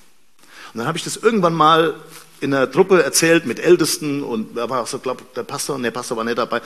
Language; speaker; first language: German; native; German